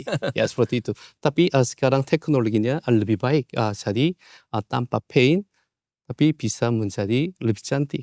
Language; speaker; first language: Indonesian; non-native, learner; Korean